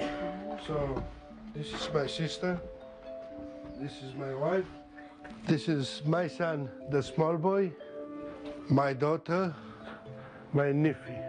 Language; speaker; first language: English; non-native, learner; Romanian